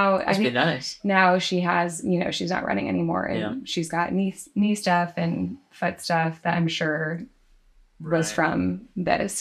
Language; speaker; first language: English; native; English